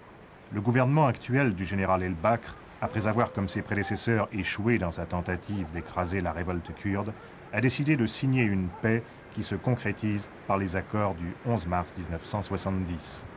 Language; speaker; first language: French; native; French